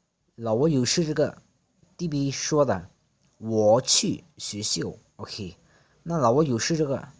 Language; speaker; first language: Chinese; non-native, fluent; Lao